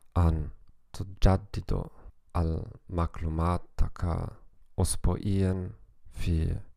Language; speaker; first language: Arabic; non-native, learner; German